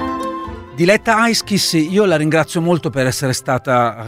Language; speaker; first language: Italian; native; Italian